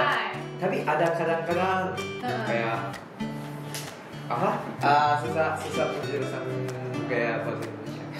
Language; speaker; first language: Indonesian; non-native, learner; Japanese